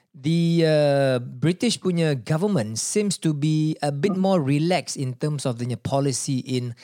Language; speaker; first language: English; non-native, local second language; Malay